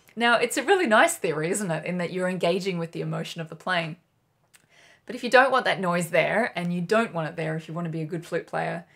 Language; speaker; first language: English; native; English